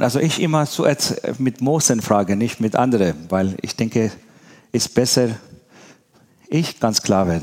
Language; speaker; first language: German; non-native, learner; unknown